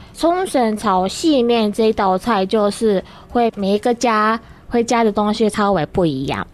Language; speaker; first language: Chinese; non-native, fluent; Japanese